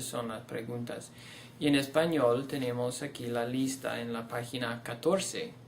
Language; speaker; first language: Spanish; non-native, fluent; English